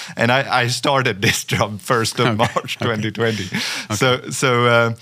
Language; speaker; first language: English; non-native, fluent; French